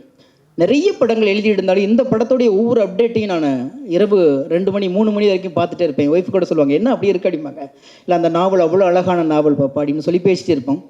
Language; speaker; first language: Tamil; native; Tamil